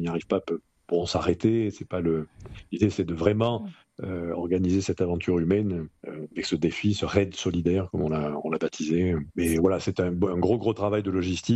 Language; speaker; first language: French; native; French